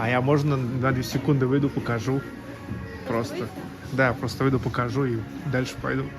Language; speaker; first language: Russian; native; Russian